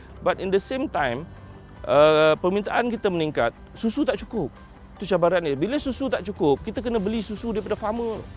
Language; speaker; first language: Malay; native; Malay